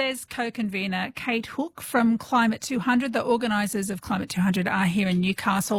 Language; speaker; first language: English; native; English